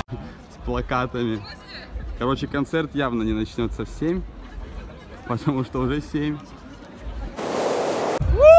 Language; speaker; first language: Russian; native; Russian